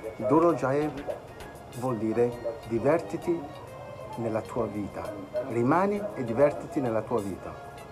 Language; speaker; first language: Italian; non-native, fluent; Yoruba